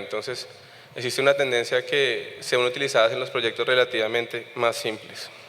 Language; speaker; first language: Spanish; native; Spanish